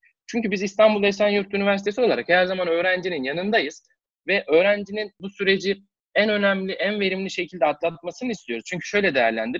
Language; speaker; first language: Turkish; native; Turkish